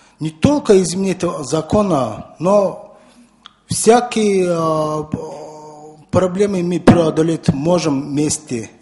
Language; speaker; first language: Russian; non-native, learner; Mongolian